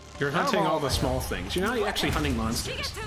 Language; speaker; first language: English; native; English